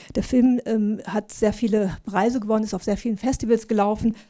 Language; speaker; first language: German; native; German